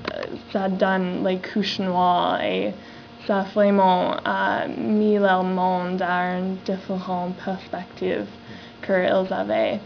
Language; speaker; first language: French; non-native, learner; English